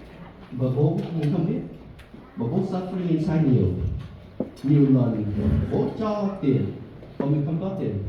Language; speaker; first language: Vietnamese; early bilingual, heritage; Vietnamese